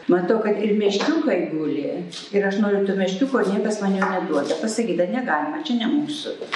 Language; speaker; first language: Lithuanian; early bilingual, other home language; German